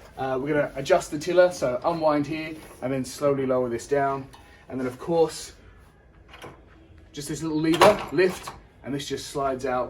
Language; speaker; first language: English; native; English